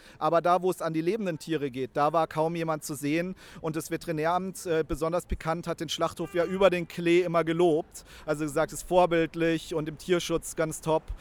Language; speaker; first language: German; native; German